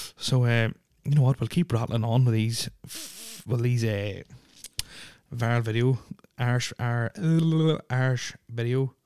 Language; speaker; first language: English; native; English